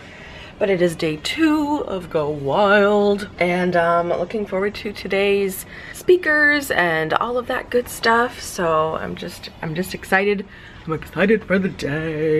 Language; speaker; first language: English; native; English